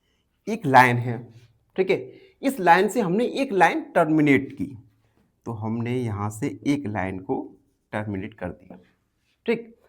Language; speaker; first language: Hindi; native; Hindi